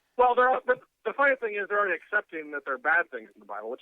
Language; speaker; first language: English; native; English